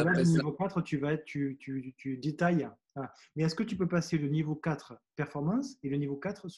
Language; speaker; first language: French; native; French